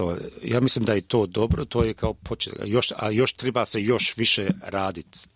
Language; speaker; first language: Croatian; early bilingual, heritage; Croatian